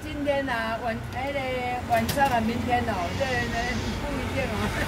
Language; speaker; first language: Chinese; non-native, local second language; Min Nan Chinese